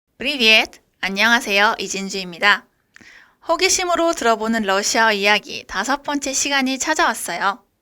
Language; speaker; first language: Korean; native; Korean